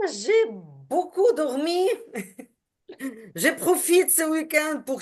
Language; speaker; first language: French; non-native, learner; Ukrainian